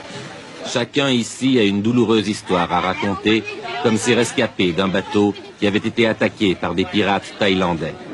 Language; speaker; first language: French; native; French